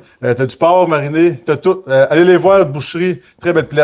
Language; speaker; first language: French; native; French